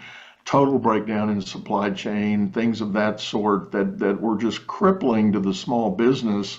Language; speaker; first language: English; native; English